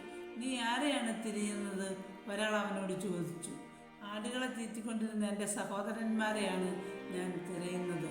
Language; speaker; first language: Malayalam; native; Malayalam